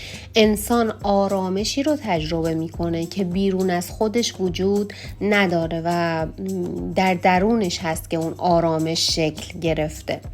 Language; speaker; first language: Persian; native; Persian